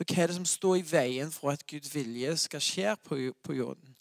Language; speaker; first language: Norwegian; non-native, fluent; English